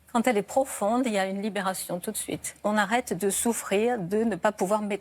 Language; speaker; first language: French; native; French